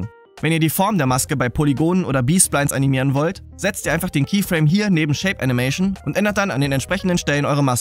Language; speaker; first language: German; native; German